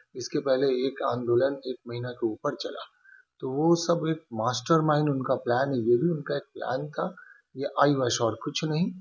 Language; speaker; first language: Hindi; non-native, local second language; Bangla